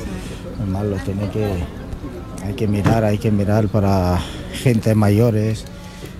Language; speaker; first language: Spanish; non-native, learner; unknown